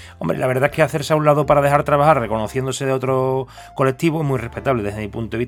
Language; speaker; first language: Spanish; native; Spanish